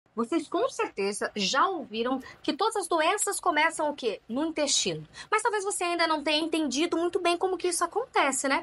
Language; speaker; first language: Portuguese; native; Portuguese